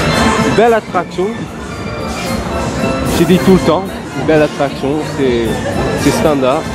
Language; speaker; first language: French; non-native, learner; Dutch